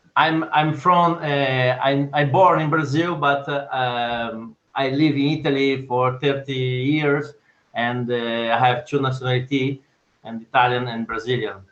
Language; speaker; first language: English; non-native, learner; Portuguese